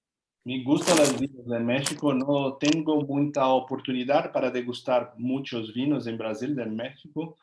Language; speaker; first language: Spanish; non-native, learner; Portuguese